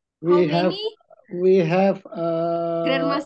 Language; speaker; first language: English; non-native, learner; Indonesian